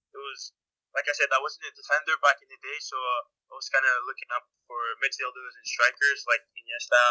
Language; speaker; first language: English; native; English